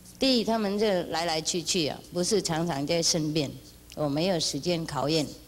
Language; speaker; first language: Chinese; non-native, fluent; Vietnamese